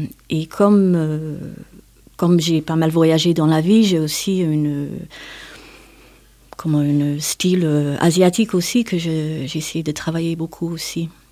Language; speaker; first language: French; non-native, fluent; English